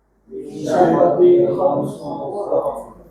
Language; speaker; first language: Arabic; non-native, learner; Indonesian